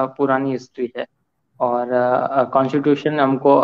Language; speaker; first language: Hindi; native; Hindi